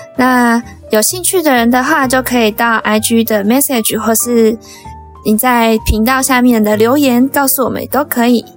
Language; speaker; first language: Chinese; native; Chinese